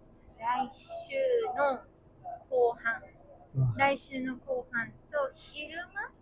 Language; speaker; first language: Japanese; native; Japanese